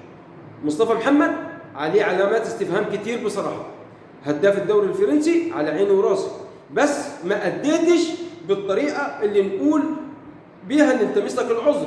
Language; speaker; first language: Arabic; native; Arabic